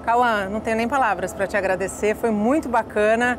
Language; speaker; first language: Portuguese; native; Portuguese